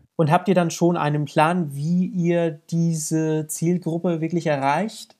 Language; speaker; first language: German; non-native, fluent; English